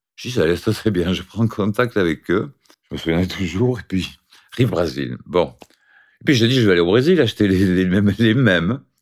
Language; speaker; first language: French; native; French